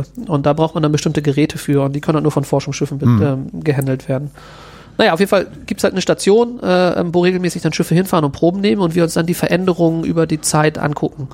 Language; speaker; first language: German; native; German